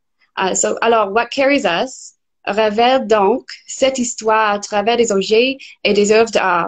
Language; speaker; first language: French; non-native, fluent; English